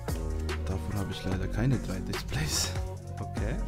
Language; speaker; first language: German; native; German